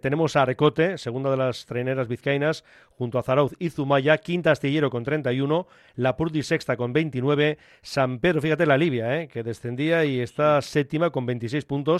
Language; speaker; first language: Spanish; native; Spanish